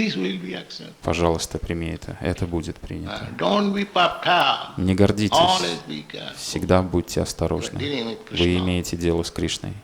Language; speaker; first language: Russian; native; Russian